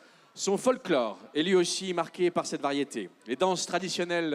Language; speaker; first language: French; native; French